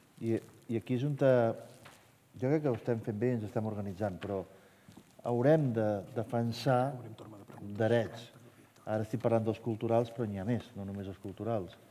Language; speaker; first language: Catalan; native; Catalan